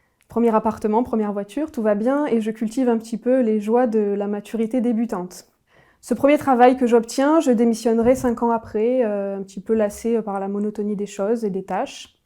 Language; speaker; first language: French; native; French